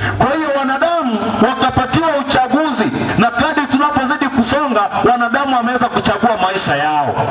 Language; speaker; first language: Swahili; non-native, local second language; Gusii